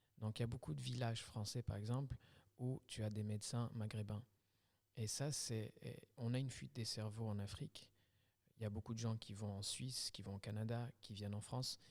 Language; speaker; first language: French; early bilingual, other home language; Kabyle